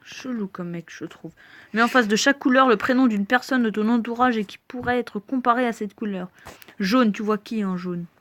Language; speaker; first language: French; native; French